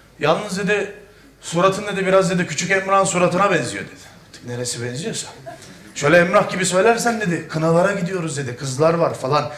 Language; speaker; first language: Turkish; native; Turkish